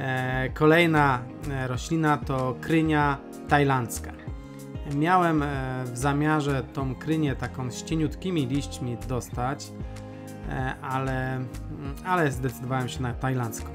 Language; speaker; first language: Polish; native; Polish